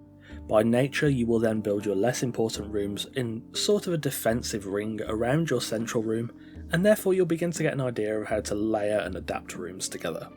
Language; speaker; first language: English; native; English